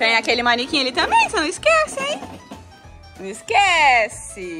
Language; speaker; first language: Portuguese; native; Portuguese